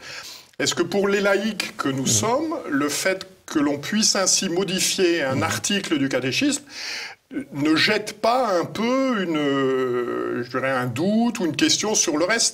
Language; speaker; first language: French; native; French